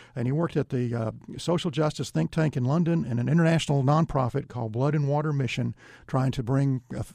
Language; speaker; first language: English; native; English